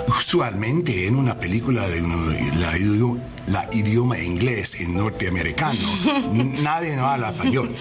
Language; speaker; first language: Spanish; non-native, learner; English